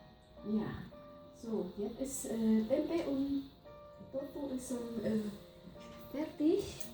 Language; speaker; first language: German; non-native, fluent; Javanese